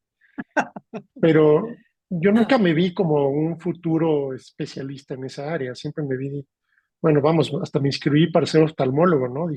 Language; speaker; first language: Spanish; native; Spanish